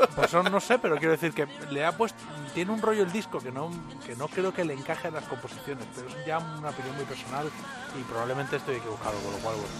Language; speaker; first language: Spanish; native; Spanish